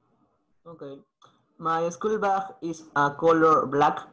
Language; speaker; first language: English; non-native, learner; Spanish